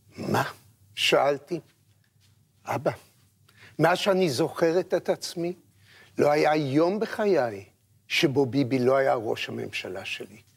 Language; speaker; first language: Hebrew; native; Hebrew